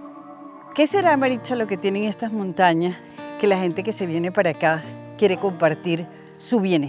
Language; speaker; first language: Spanish; native; Spanish